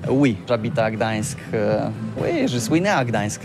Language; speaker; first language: French; non-native, learner; Polish